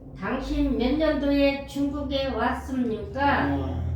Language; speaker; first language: Korean; non-native, learner; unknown